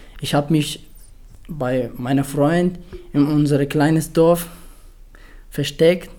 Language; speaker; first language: German; non-native, fluent; Persian